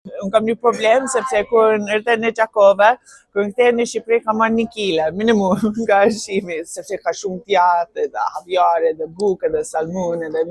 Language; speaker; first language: Albanian; non-native, learner; English